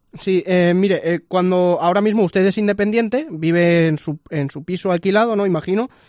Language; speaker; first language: Spanish; native; Spanish